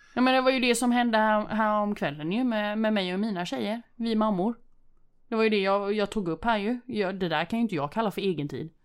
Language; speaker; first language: Swedish; early bilingual, other home language; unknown